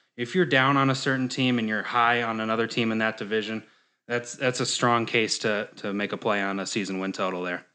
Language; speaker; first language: English; native; English